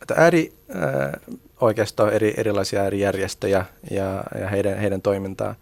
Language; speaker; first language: Finnish; early bilingual, other home language; Arabic